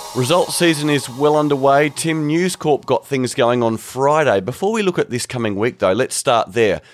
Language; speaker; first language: English; native; English